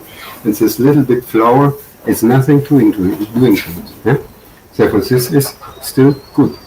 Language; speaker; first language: English; non-native, learner; German